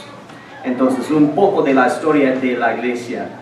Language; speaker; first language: Spanish; non-native, fluent; English